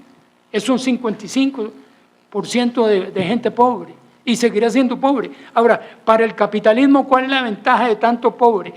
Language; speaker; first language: Spanish; native; Spanish